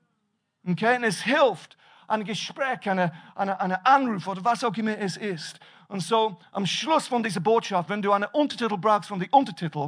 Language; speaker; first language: German; non-native, fluent; English